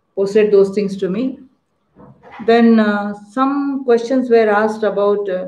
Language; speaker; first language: English; non-native, local second language; Kannada